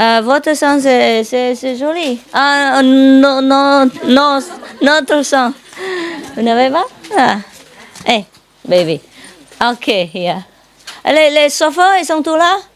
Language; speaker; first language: French; non-native, learner; Vietnamese